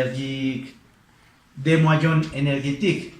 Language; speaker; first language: French; non-native, learner; Spanish